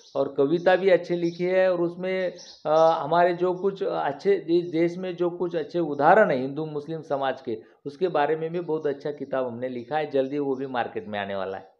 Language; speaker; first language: Hindi; non-native, local second language; Marathi